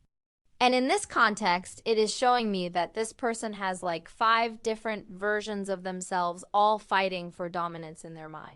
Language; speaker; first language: English; native; English